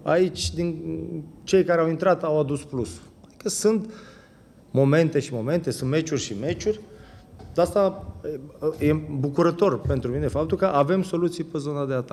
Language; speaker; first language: Romanian; native; Romanian